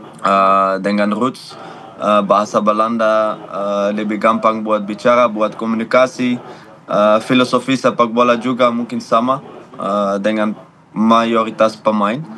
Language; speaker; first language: Indonesian; non-native, fluent; Dutch